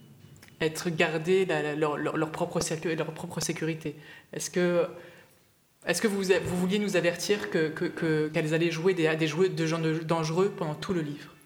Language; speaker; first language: French; native; French